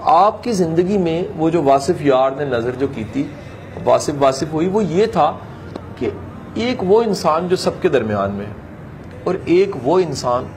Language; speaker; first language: Urdu; non-native, local second language; Punjabi